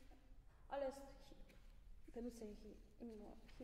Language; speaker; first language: German; non-native, learner; Korean